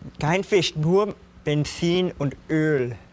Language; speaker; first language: German; non-native, fluent; English